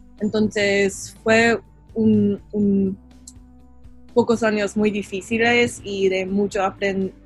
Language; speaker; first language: Spanish; non-native, learner; English